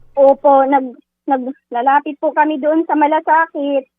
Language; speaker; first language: Filipino; non-native, local second language; Waray